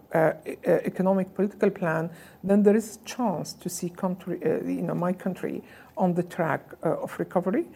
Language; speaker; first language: English; non-native, fluent; Arabic